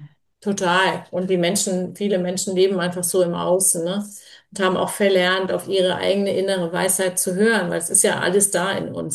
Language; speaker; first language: German; native; German